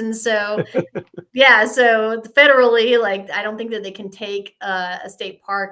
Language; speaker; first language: English; native; English